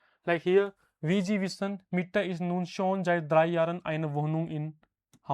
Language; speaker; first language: German; non-native, fluent; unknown